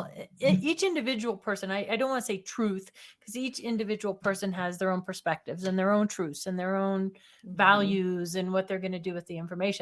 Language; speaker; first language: English; native; English